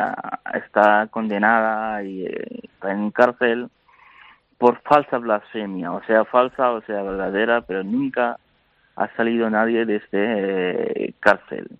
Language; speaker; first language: Spanish; non-native, learner; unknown